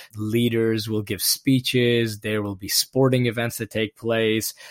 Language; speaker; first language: English; non-native, local second language; Urdu